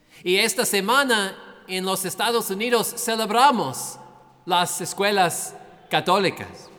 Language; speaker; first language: Spanish; non-native, fluent; English